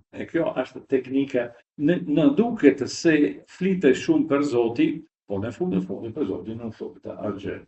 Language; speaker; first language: Albanian; non-native, fluent; Italian